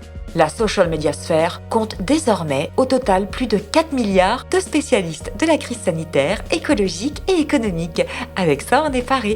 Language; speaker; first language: French; native; French